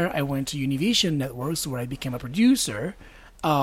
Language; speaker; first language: English; non-native, fluent; Spanish